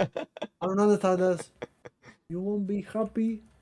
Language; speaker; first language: English; non-native, learner; Portuguese